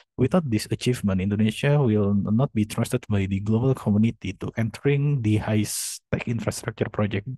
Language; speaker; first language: English; non-native, fluent; Indonesian